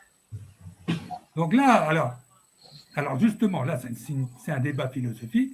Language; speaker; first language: French; native; French